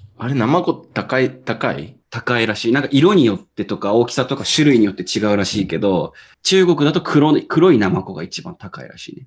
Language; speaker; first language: Japanese; native; Japanese